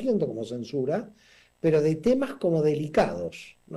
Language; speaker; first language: Spanish; native; Spanish